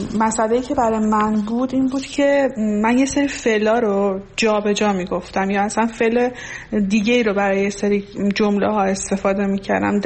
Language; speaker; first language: Persian; non-native, local second language; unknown